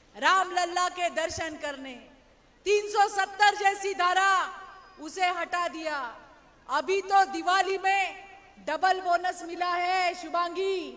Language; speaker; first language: Hindi; non-native, local second language; Marathi